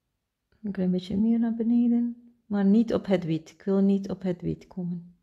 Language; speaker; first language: Dutch; non-native, fluent; Spanish